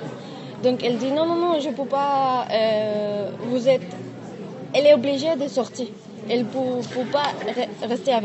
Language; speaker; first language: French; non-native, learner; Arabic